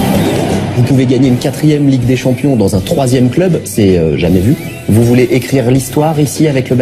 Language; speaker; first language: French; native; French